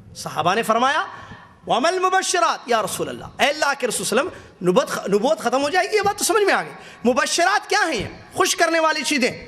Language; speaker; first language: Urdu; native; Urdu